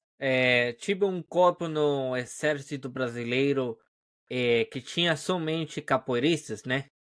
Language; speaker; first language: Portuguese; non-native, learner; Spanish